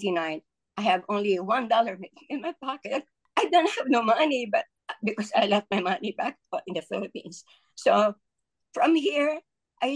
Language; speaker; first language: English; non-native, local second language; Filipino